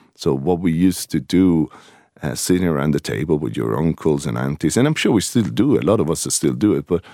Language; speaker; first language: English; non-native, fluent; Italian